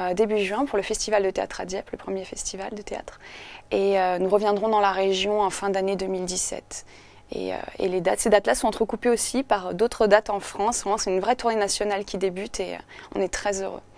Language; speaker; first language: French; native; French